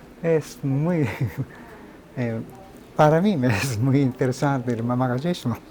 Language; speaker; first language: Spanish; non-native, fluent; Japanese